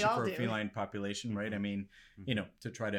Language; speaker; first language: English; non-native, fluent; French